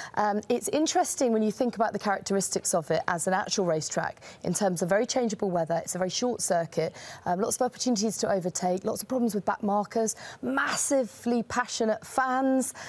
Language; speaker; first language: English; native; English